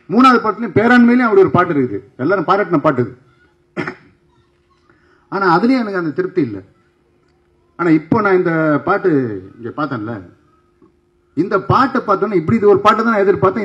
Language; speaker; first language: Tamil; native; Tamil